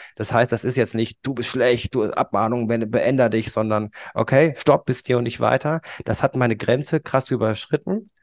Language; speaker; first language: German; native; German